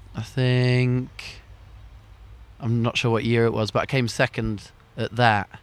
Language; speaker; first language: English; native; English